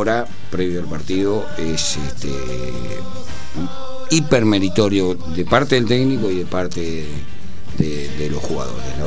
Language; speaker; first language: Spanish; native; Spanish